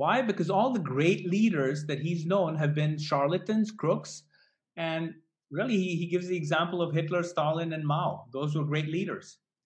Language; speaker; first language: English; non-native, local second language; Hindi